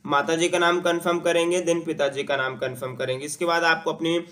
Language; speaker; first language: Hindi; native; Hindi